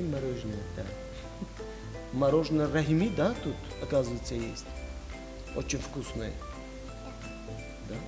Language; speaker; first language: Russian; non-native, fluent; Tajik